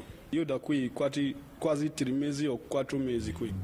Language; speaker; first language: Italian; non-native, learner; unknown